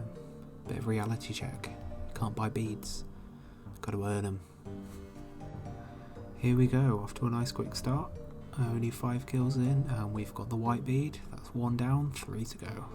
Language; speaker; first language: English; native; English